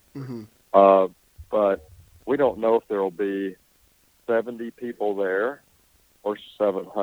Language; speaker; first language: English; native; English